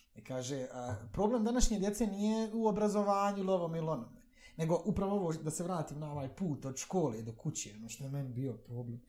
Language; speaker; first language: Bosnian; native; Bosnian